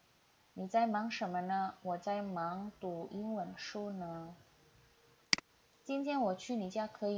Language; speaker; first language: Chinese; non-native, fluent; Indonesian